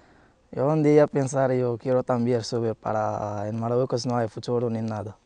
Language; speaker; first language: Spanish; non-native, learner; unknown